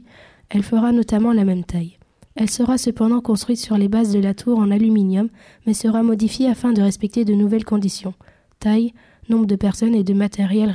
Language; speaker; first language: French; native; French